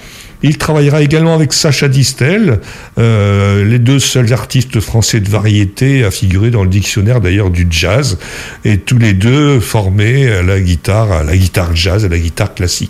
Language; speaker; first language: French; native; French